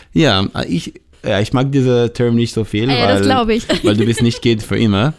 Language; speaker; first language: German; non-native, learner; Hebrew